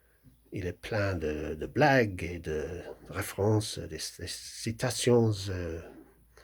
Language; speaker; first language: French; non-native, fluent; English